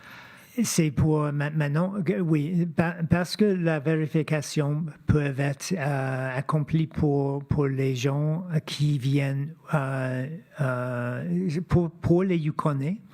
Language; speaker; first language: French; non-native, fluent; English